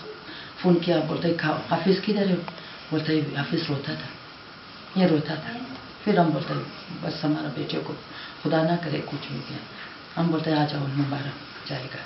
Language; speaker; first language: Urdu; non-native, local second language; Hazaragi